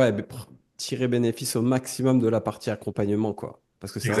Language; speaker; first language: French; native; French